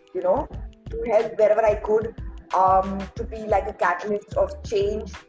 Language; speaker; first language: English; non-native, local second language; Hindi